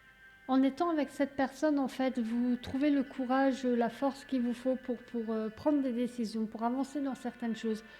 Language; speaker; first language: French; native; French